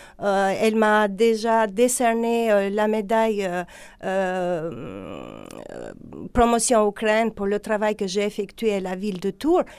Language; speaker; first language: French; non-native, fluent; Albanian